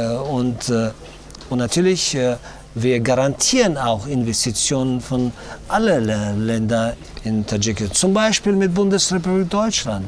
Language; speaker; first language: German; non-native, fluent; Tajik